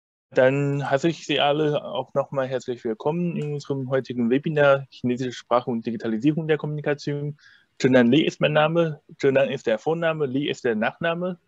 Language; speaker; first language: German; non-native, fluent; Chinese